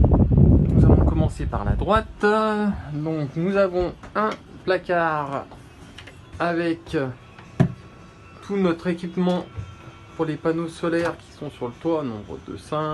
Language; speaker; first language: French; native; French